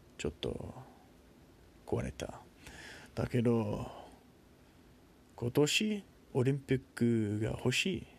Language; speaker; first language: Japanese; non-native, learner; English